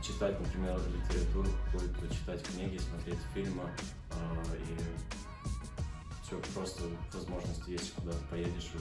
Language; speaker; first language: Russian; early bilingual, heritage; Russian